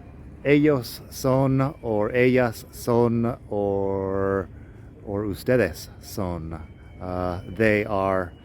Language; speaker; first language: Spanish; non-native, fluent; English